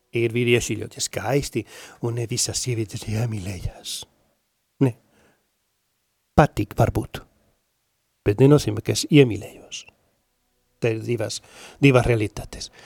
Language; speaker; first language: Latvian; non-native, learner; Spanish